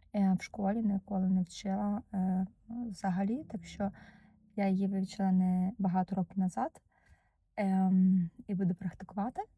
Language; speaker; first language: Ukrainian; native; Ukrainian